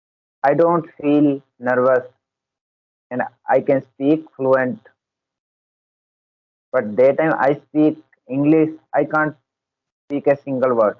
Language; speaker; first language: English; non-native, learner; Hindi